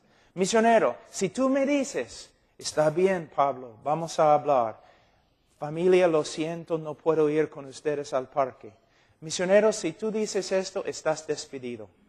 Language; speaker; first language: Spanish; non-native, fluent; English